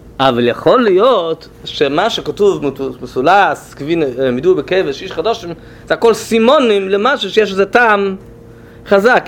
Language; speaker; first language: Hebrew; non-native, fluent; English